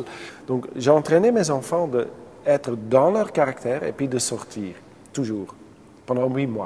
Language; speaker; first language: French; non-native, local second language; Dutch